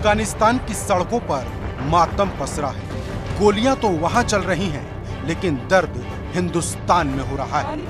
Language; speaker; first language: Hindi; native; Hindi